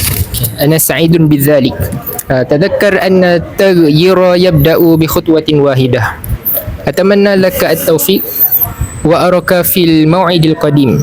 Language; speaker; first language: Arabic; non-native, learner; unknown